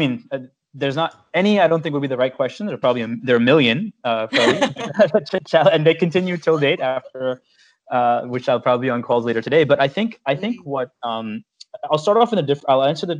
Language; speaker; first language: English; native; English